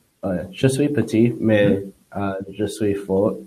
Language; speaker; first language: French; non-native, learner; English